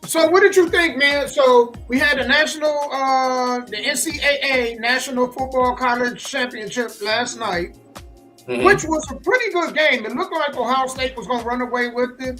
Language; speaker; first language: English; native; English